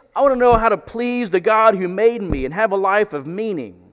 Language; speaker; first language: English; native; English